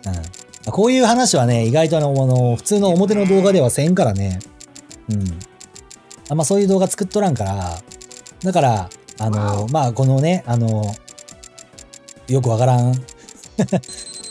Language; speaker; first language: Japanese; native; Japanese